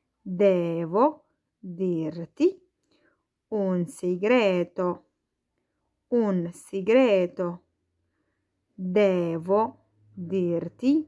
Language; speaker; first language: Italian; non-native, fluent; Arabic